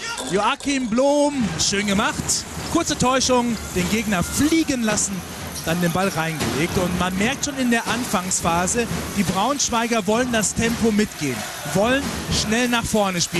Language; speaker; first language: German; native; German